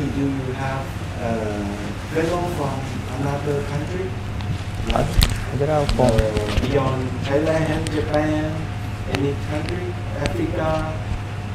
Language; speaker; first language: English; non-native, fluent; Thai